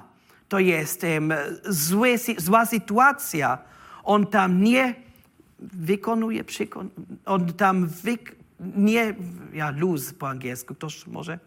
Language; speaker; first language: Polish; non-native, learner; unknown